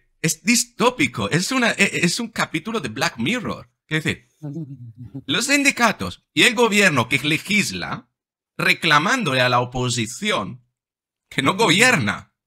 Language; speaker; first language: Spanish; non-native, fluent; Italian